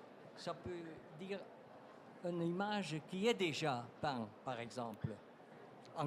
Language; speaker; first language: French; non-native, fluent; Dutch